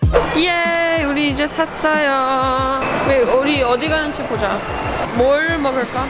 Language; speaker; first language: Korean; early bilingual, heritage; English